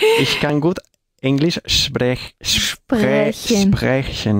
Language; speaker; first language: German; non-native, learner; Spanish